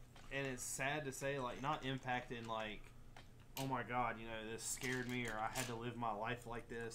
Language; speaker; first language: English; native; English